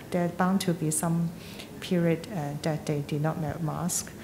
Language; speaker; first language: English; non-native, local second language; Cantonese